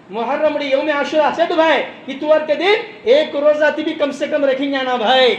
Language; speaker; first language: Hindi; non-native, local second language; Tamil